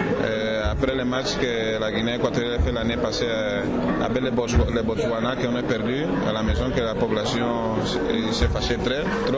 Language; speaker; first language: French; non-native, learner; Spanish